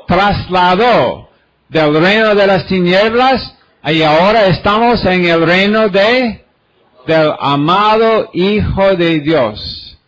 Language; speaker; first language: Spanish; non-native, fluent; English